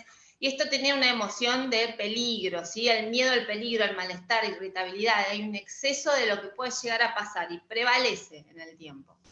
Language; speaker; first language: Spanish; native; Spanish